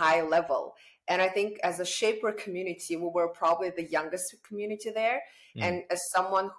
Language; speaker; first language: English; non-native, fluent; Chinese